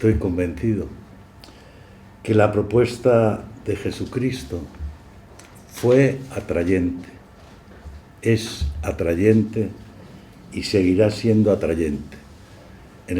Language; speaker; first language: Spanish; native; Spanish